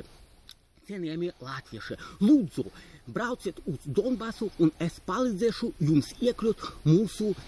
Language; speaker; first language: Latvian; non-native, local second language; Russian